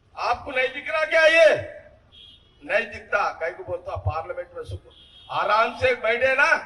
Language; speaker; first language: Hindi; non-native, local second language; Telugu